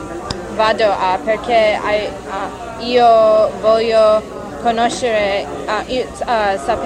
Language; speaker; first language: Italian; non-native, learner; English